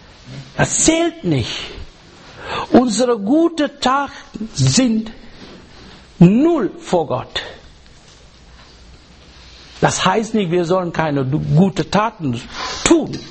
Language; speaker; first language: German; non-native, learner; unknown